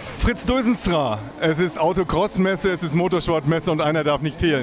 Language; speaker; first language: German; native; German